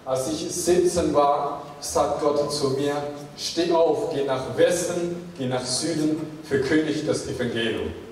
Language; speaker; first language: German; non-native, fluent; Chinese